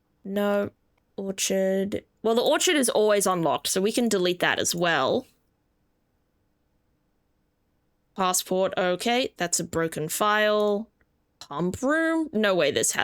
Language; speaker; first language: English; native; English